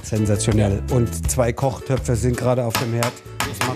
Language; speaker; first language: German; native; German